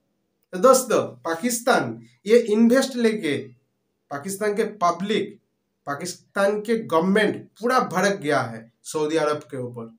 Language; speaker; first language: Hindi; non-native, local second language; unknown